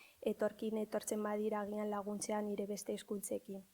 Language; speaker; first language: Basque; early bilingual, other home language; Arabic